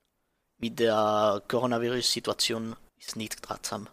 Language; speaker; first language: German; non-native, learner; Spanish